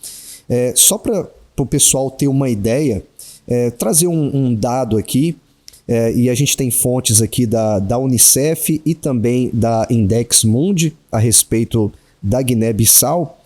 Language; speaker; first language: Portuguese; native; Portuguese